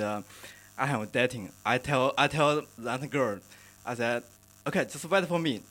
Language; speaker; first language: English; non-native, learner; Chinese